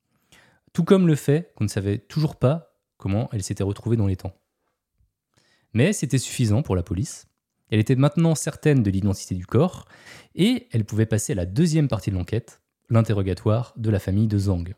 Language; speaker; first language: French; native; French